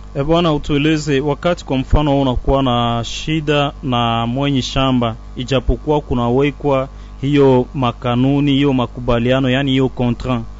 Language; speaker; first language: Swahili; native; Swahili